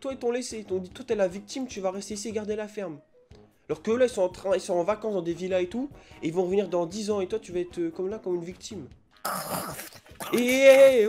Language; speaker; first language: French; native; French